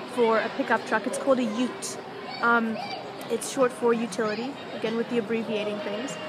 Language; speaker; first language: English; native; English